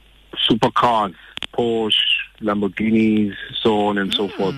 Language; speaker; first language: English; non-native, local second language; Xhosa